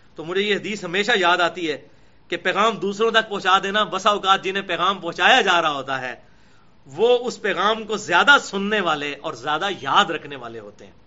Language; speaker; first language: Urdu; non-native, local second language; Punjabi